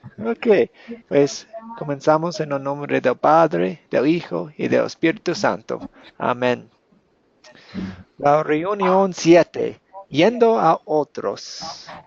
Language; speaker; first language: Spanish; non-native, fluent; English